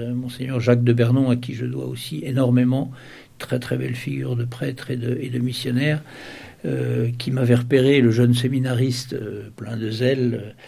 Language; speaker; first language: French; native; French